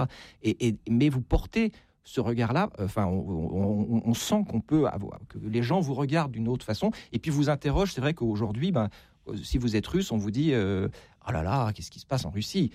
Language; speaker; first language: French; native; French